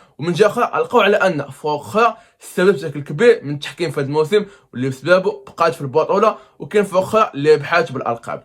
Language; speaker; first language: Arabic; native; Arabic